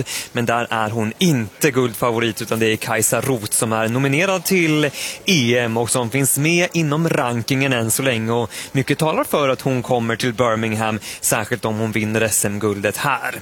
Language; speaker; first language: Swedish; native; Swedish